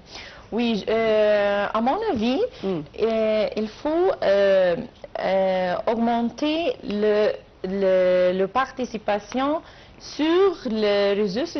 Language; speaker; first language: French; non-native, learner; Arabic